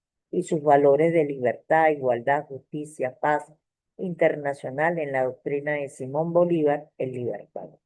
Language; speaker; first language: Spanish; native; Spanish